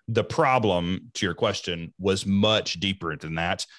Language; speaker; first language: English; native; English